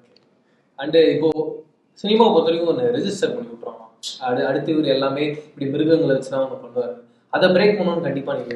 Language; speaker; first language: Tamil; native; Tamil